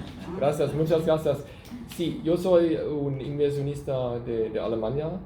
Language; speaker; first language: Spanish; non-native, fluent; German